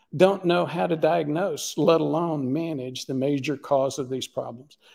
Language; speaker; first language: English; native; English